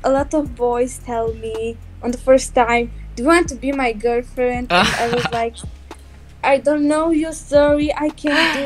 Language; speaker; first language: English; non-native, learner; Romanian